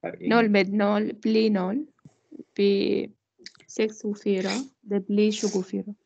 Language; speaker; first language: Swedish; non-native, learner; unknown